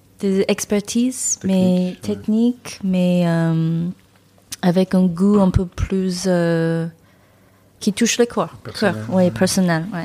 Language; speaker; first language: French; non-native, learner; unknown